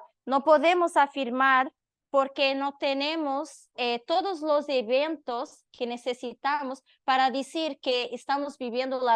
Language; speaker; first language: Spanish; non-native, learner; Portuguese